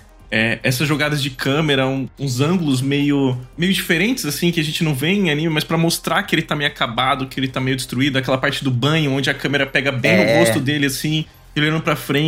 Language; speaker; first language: Portuguese; native; Portuguese